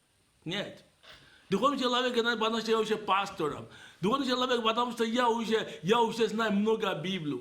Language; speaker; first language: Russian; non-native, fluent; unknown